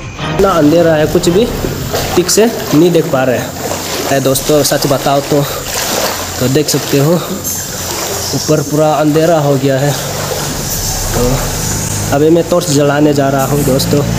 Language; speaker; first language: Hindi; non-native, local second language; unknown